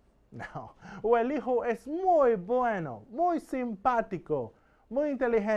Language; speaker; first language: Spanish; non-native, fluent; English